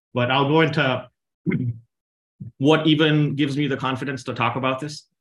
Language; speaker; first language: English; non-native, local second language; Punjabi